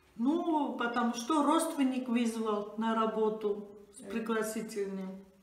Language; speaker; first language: Russian; non-native, fluent; Armenian